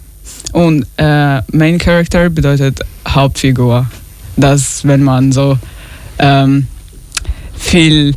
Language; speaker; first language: German; early bilingual, other home language; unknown